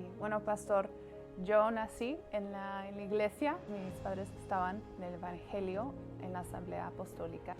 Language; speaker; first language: Spanish; early bilingual, heritage; Spanish